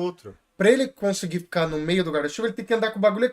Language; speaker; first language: Portuguese; native; Portuguese